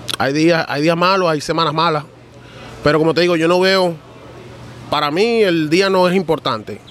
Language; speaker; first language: Spanish; early bilingual, heritage; Spanish